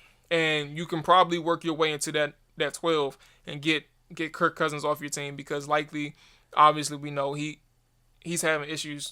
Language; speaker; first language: English; native; English